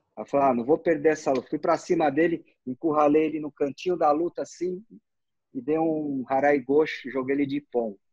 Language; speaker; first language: Portuguese; native; Portuguese